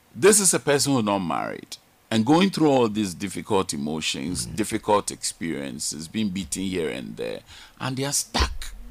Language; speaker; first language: English; non-native, local second language; Ga